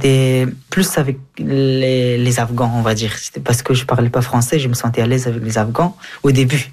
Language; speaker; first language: French; non-native, fluent; Persian